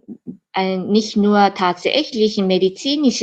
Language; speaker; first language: German; non-native, fluent; Japanese